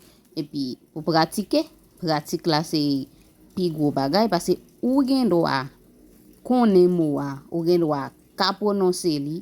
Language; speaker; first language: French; non-native, local second language; Haitian Creole